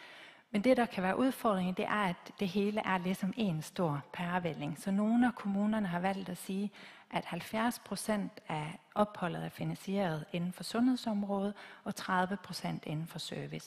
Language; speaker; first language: Danish; native; Danish